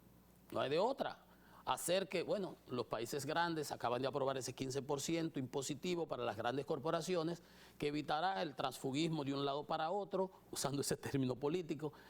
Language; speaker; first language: Spanish; native; Spanish